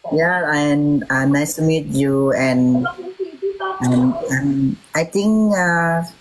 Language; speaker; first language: English; non-native, learner; Thai